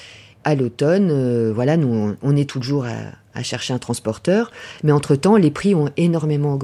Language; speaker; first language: French; native; French